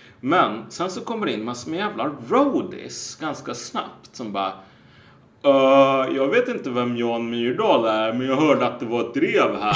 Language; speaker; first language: Swedish; native; Swedish